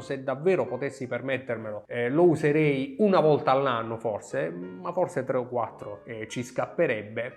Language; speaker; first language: Italian; native; Italian